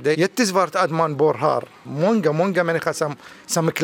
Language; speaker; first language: Swedish; non-native, learner; Arabic